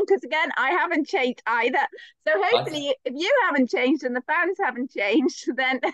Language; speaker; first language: English; native; English